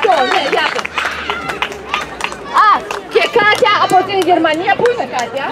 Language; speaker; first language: Greek; non-native, learner; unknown